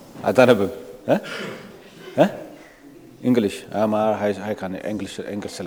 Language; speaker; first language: Dutch; non-native, learner; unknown